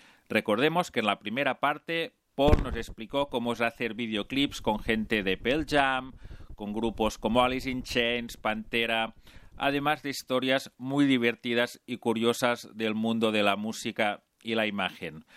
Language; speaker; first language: Spanish; native; Spanish